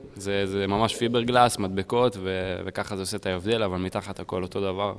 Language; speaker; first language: Hebrew; early bilingual, heritage; Hebrew